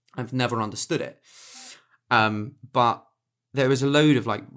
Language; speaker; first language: English; native; English